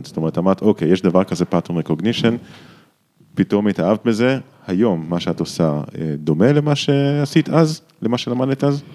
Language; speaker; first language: Hebrew; native; Hebrew